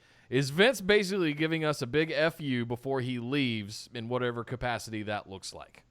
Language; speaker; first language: English; native; English